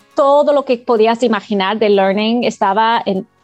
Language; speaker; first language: Spanish; non-native, fluent; English